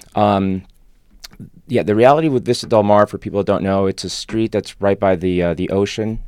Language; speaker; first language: English; non-native, fluent; Spanish